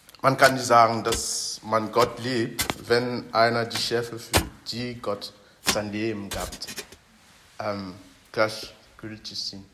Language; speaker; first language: German; non-native, fluent; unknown